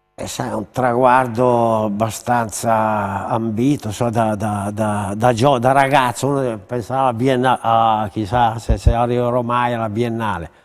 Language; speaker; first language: Italian; native; Italian